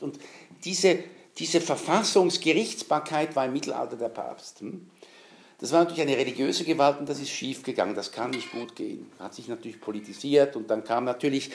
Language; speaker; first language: German; native; German